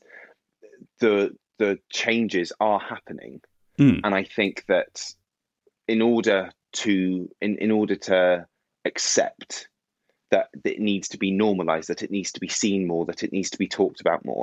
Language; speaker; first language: English; native; English